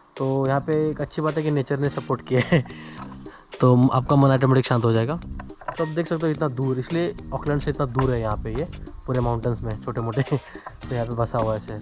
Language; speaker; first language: Hindi; non-native, local second language; Marathi